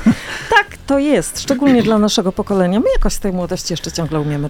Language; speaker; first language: Polish; native; Polish